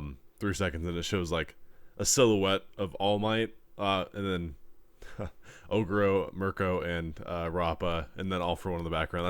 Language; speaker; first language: English; native; English